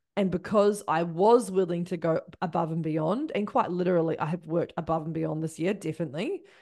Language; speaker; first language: English; native; English